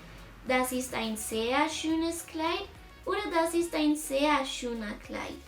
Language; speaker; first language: German; non-native, fluent; Spanish